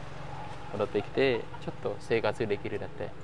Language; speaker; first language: Japanese; non-native, fluent; Khmer